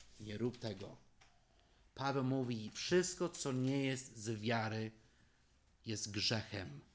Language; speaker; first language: Polish; non-native, fluent; English